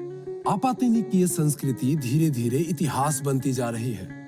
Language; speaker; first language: Hindi; native; Hindi